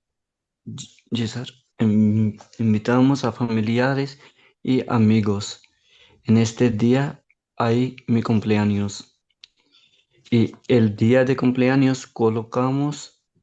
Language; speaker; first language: Spanish; non-native, learner; Urdu